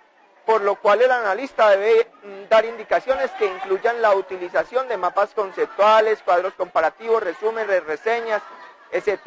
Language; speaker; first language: Spanish; native; Spanish